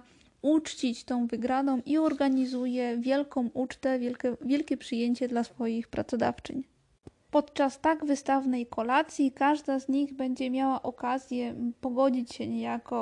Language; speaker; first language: Polish; native; Polish